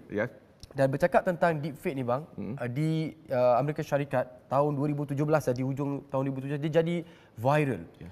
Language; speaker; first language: Malay; native; Malay